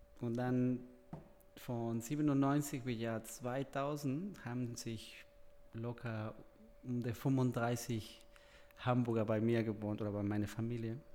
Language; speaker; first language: German; non-native, fluent; Spanish